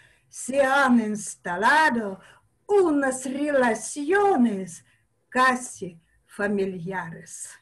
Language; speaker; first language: Spanish; non-native, fluent; Russian